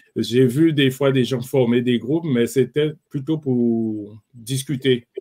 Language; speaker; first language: French; native; French